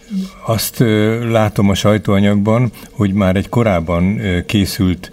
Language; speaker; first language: Hungarian; native; Hungarian